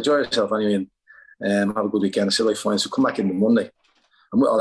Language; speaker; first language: English; native; English